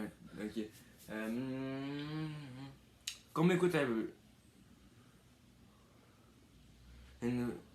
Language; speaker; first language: French; native; French